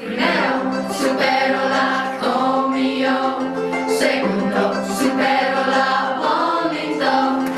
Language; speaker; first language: Spanish; non-native, learner; English